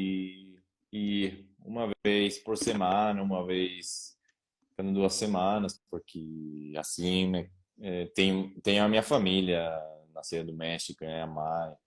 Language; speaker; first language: Portuguese; non-native, learner; Spanish